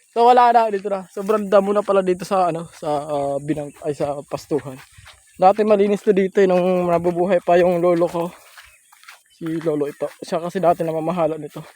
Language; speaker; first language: Filipino; non-native, local second language; Masbatenyo